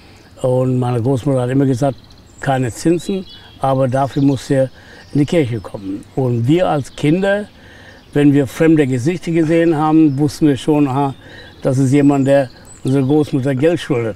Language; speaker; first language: German; non-native, fluent; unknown